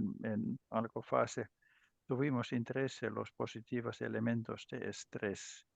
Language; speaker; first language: Spanish; non-native, learner; Finnish